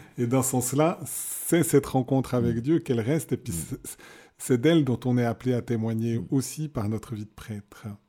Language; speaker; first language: French; native; French